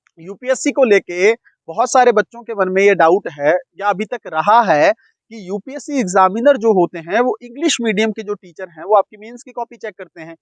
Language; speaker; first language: Hindi; non-native, local second language; Punjabi